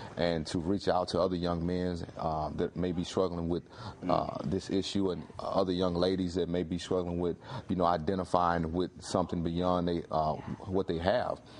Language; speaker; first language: English; native; English